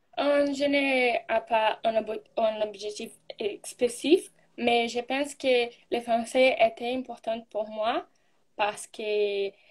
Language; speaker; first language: French; non-native, learner; Portuguese